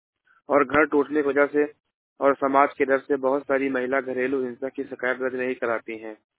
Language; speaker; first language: Hindi; native; Hindi